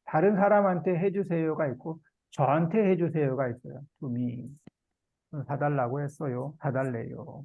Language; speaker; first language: Korean; native; Korean